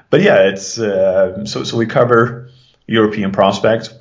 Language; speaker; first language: English; non-native, fluent; Swedish